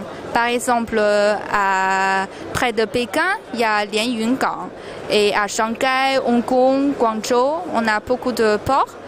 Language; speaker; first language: French; non-native, fluent; Chinese